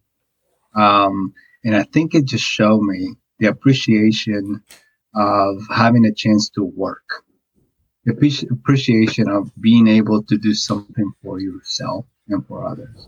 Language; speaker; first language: English; non-native, fluent; Spanish